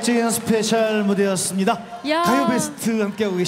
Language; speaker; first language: Korean; native; Korean